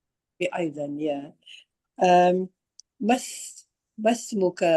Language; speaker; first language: Arabic; non-native, learner; Malay